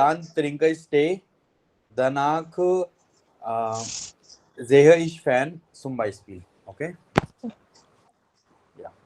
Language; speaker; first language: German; non-native, fluent; Hindi